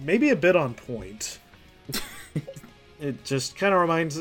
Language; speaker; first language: English; native; English